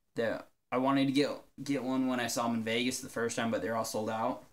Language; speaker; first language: English; native; English